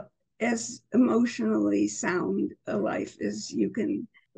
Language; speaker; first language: English; native; English